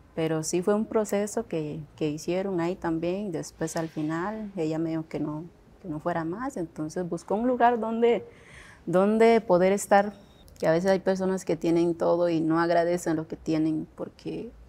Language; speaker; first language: Spanish; non-native, local second language; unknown